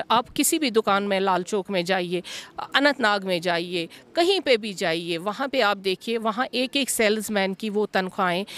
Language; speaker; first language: Hindi; non-native, local second language; Kashmiri